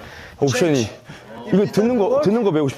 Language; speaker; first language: Korean; native; Korean